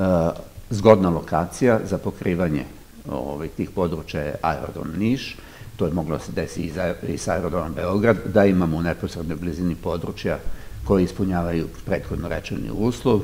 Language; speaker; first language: Serbian; native; Serbian